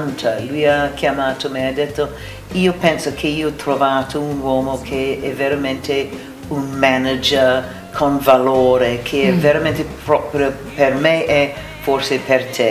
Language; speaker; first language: Italian; non-native, learner; English